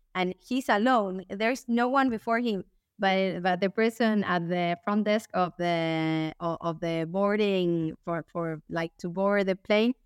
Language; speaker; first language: English; non-native, fluent; Spanish